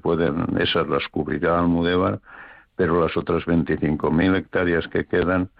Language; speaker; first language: Spanish; native; Spanish